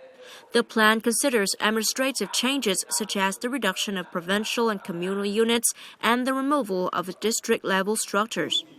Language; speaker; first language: English; non-native, fluent; Vietnamese